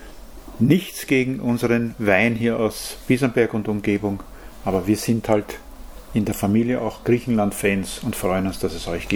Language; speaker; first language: German; native; German